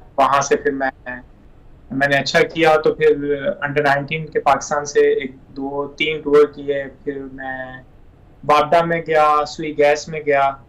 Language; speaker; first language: Hindi; non-native, local second language; Punjabi